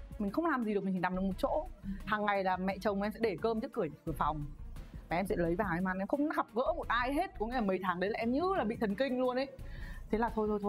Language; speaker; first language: Vietnamese; native; Vietnamese